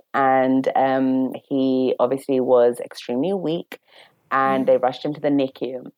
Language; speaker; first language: English; native; English